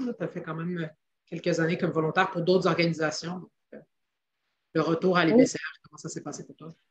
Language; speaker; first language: French; native; French